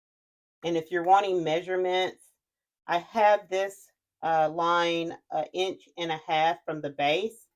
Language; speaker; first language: English; native; English